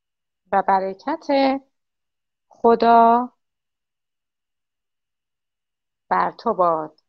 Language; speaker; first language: Persian; native; Persian